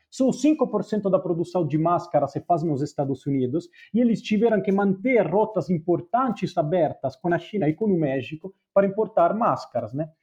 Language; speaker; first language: Portuguese; non-native, fluent; Spanish